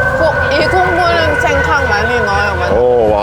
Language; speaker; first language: Korean; non-native, learner; Thai